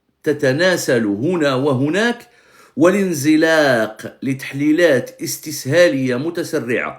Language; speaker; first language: Arabic; native; Arabic